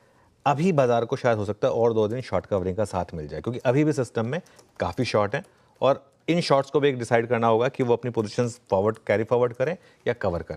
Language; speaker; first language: Hindi; native; Hindi